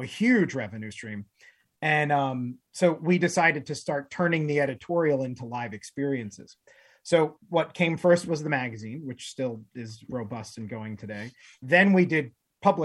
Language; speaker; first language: English; native; English